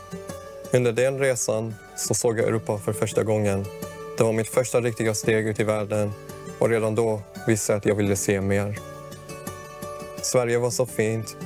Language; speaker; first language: Swedish; early bilingual, other home language; Persian